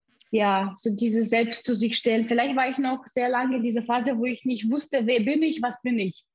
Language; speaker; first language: German; non-native, fluent; Russian